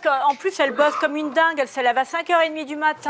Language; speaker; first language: French; native; French